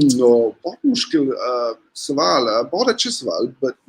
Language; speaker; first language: Hindi; non-native, learner; English